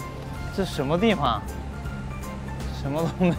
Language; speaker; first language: Chinese; non-native, fluent; Japanese